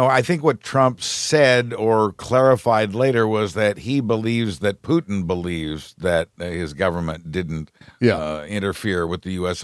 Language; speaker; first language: English; native; English